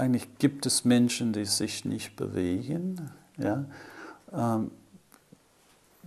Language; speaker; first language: German; non-native, fluent; English